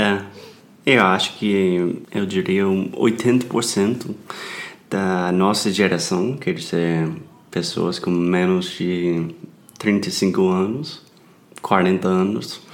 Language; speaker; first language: Portuguese; non-native, fluent; English